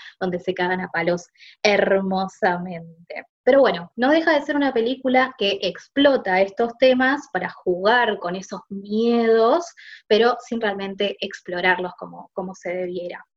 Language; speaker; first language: Spanish; native; Spanish